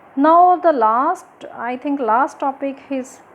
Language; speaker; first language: English; non-native, local second language; Punjabi